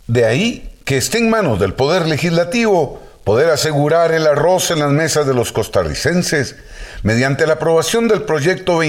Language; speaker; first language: Spanish; native; Spanish